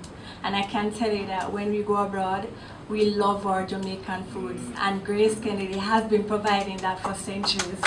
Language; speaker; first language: English; non-native, local second language; Jamaican Creole English